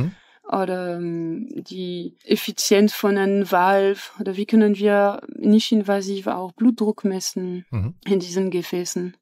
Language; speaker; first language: German; non-native, fluent; French